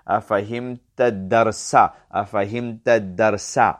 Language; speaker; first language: Arabic; non-native, fluent; English